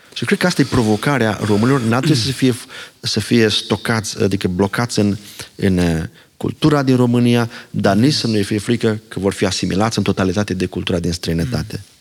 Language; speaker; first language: Romanian; non-native, local second language; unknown